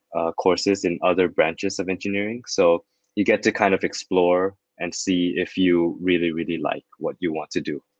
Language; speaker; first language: English; non-native, fluent; Thai